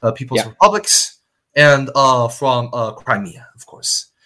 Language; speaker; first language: English; non-native, fluent; Chinese